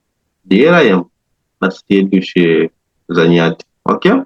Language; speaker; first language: Russian; non-native, learner; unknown